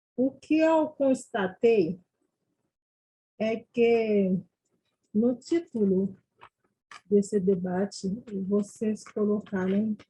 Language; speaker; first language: Portuguese; non-native, fluent; Haitian Creole